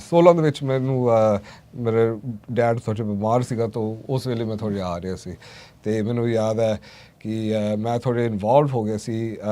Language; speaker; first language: Punjabi; early bilingual, heritage; Punjabi